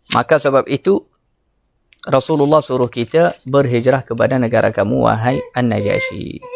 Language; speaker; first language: Malay; non-native, fluent; Arabic